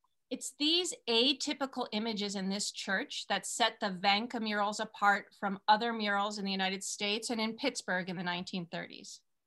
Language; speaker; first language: English; early bilingual, other home language; Spanish